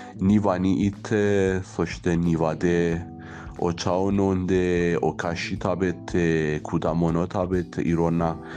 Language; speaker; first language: Japanese; non-native, learner; Persian